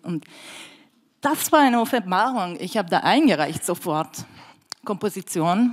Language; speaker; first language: German; non-native, fluent; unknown